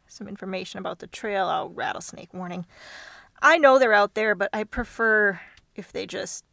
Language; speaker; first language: English; native; English